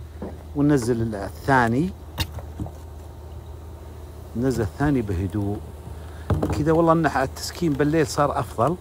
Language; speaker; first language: Arabic; native; Arabic